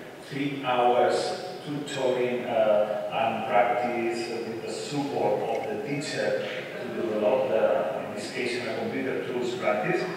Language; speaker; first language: English; non-native, fluent; Spanish